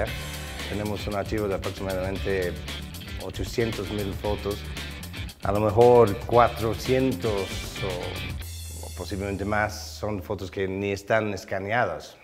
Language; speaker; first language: Spanish; non-native, fluent; English